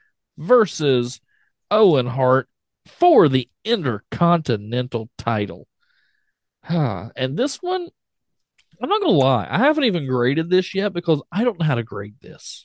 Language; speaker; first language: English; native; English